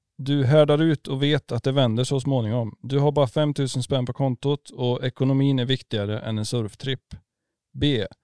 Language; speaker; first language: Swedish; native; Swedish